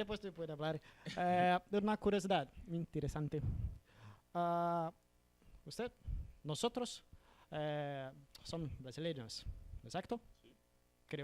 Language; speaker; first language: Spanish; non-native, learner; Portuguese